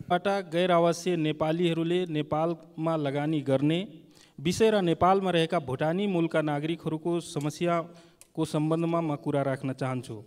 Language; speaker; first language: Nepali; non-native, local second language; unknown